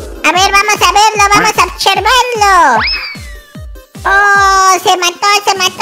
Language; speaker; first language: Spanish; native; Spanish